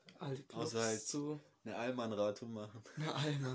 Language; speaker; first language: German; native; German